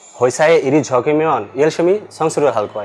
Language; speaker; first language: Korean; non-native, learner; Bangla